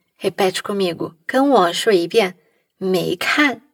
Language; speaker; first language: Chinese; non-native, fluent; Portuguese